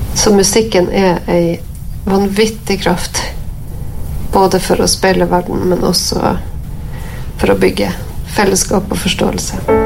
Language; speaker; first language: Norwegian; native; Norwegian